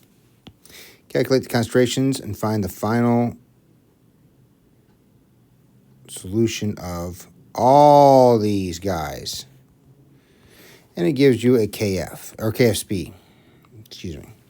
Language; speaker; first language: English; native; English